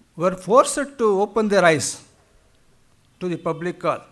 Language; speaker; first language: English; non-native, local second language; Kannada